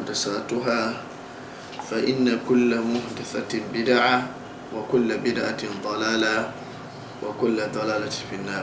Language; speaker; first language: Arabic; non-native, fluent; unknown